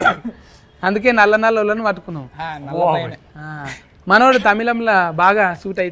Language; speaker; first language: Telugu; native; Telugu